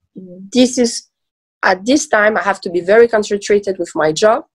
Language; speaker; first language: English; early bilingual, other home language; Persian